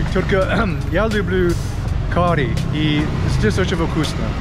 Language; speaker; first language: Russian; non-native, learner; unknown